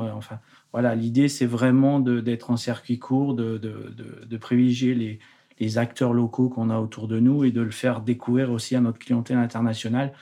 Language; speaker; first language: French; native; French